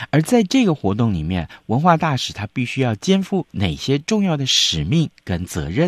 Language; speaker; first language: Chinese; native; Chinese